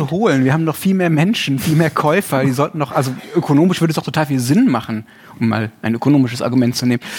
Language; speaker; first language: German; native; German